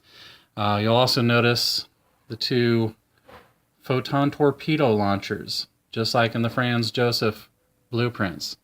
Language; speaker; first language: English; native; English